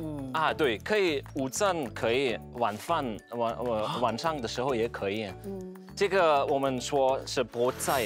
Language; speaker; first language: Chinese; non-native, learner; German